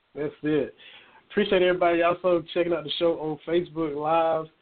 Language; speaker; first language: English; native; English